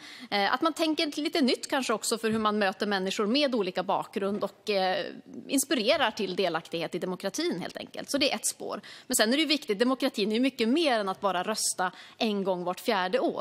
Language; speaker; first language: Swedish; native; Swedish